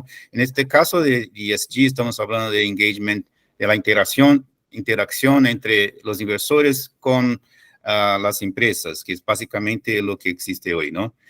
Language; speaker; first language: Spanish; non-native, fluent; Portuguese